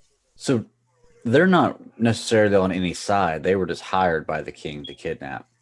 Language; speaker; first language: English; native; English